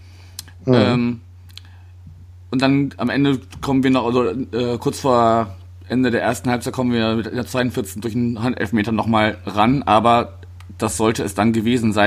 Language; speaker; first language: German; native; German